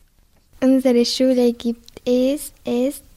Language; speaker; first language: German; non-native, learner; Arabic